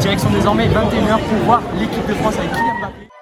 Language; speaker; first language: French; native; French